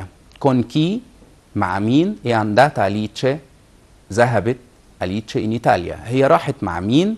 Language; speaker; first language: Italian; non-native, fluent; Arabic